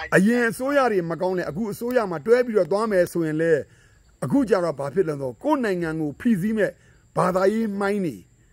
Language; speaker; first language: Burmese; native; Burmese